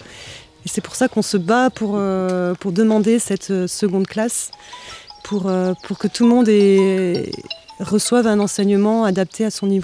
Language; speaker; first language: French; native; French